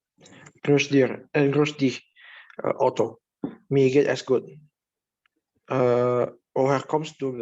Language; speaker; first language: German; non-native, learner; Indonesian